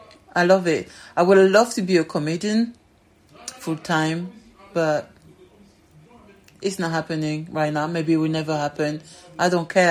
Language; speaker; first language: English; non-native, fluent; French